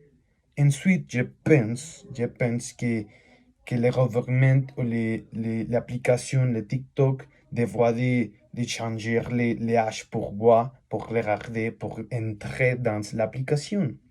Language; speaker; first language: French; non-native, learner; Spanish